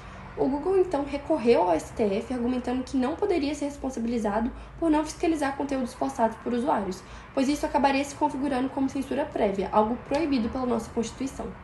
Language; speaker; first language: Portuguese; native; Portuguese